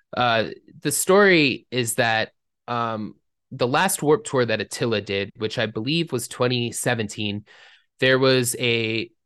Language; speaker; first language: English; native; English